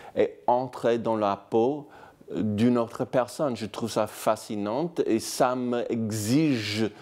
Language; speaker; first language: French; non-native, fluent; English